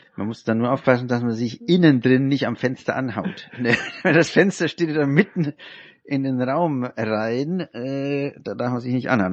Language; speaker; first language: German; native; German